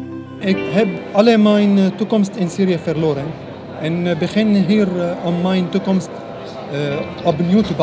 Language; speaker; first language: Dutch; non-native, learner; Arabic